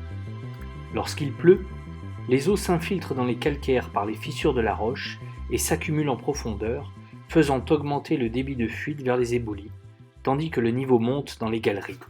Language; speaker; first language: French; native; French